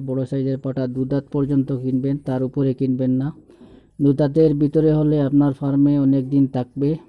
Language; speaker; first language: Bangla; native; Bangla